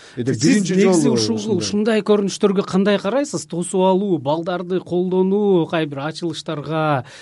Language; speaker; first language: Kyrgyz; native; Kyrgyz